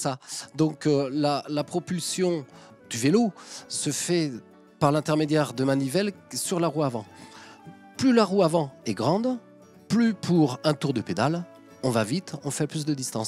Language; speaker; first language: French; native; French